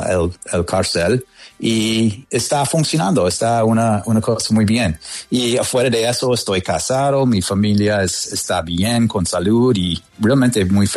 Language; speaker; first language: Spanish; non-native, fluent; English